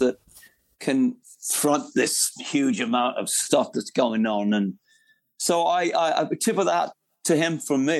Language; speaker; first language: English; native; English